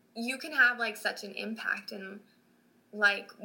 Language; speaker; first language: English; native; English